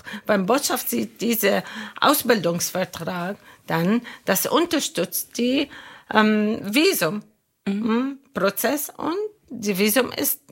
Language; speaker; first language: German; non-native, fluent; Arabic